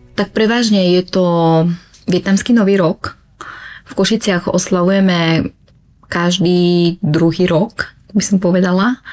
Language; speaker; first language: Slovak; early bilingual, other home language; Vietnamese